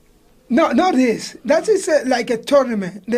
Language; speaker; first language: English; non-native, learner; Spanish